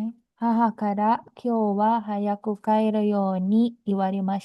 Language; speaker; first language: Japanese; non-native, learner; Filipino